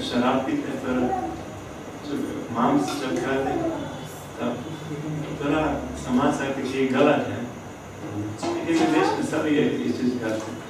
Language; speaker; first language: Hindi; non-native, fluent; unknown